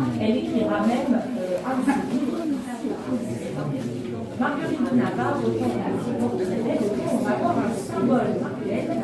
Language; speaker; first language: French; native; French